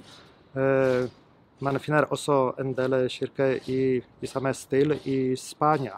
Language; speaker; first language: Norwegian; non-native, fluent; Polish